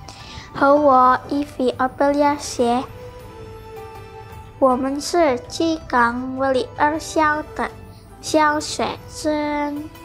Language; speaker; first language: Chinese; non-native, learner; Indonesian